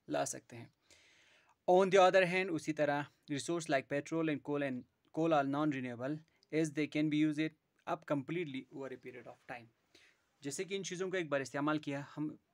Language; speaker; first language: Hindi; non-native, local second language; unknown